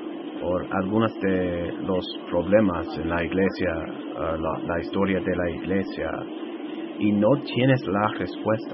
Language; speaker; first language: Spanish; non-native, fluent; English